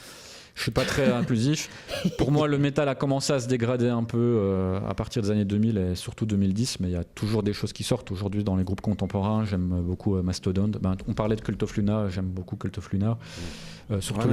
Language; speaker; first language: French; native; French